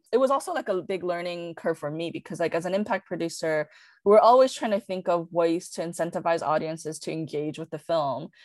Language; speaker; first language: English; native; English